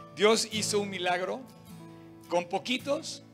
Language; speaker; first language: Spanish; native; Spanish